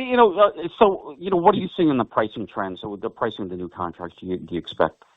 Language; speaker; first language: English; native; English